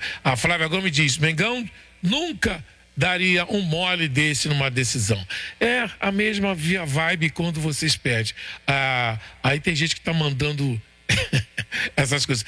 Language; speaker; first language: Portuguese; native; Portuguese